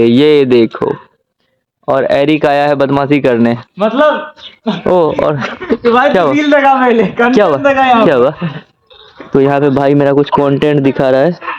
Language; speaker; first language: Hindi; native; Hindi